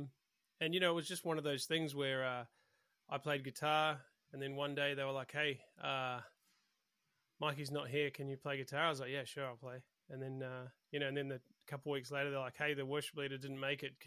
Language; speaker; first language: English; native; English